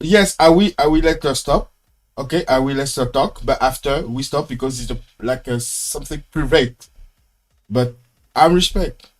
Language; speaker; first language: English; non-native, learner; French